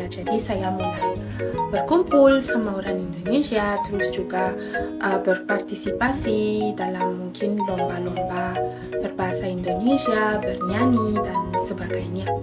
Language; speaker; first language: Indonesian; non-native, fluent; Malagasy